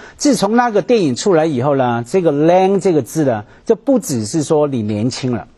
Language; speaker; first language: Chinese; non-native, local second language; Cantonese